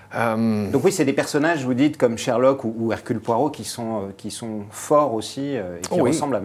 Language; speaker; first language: French; native; French